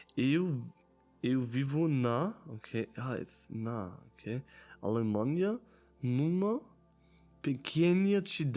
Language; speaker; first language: Portuguese; non-native, learner; German